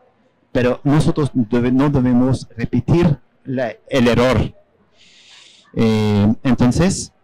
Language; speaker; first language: Spanish; non-native, fluent; French